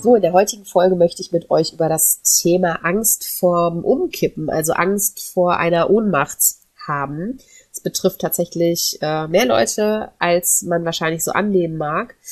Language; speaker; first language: German; native; German